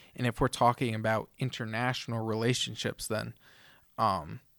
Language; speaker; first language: English; native; English